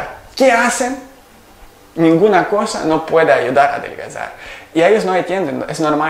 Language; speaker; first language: Spanish; non-native, learner; Ukrainian